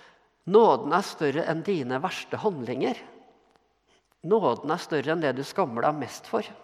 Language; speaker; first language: Norwegian; native; Norwegian